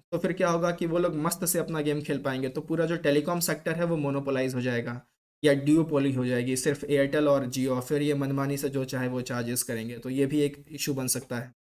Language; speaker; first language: Hindi; native; Hindi